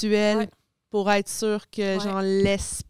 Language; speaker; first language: French; native; French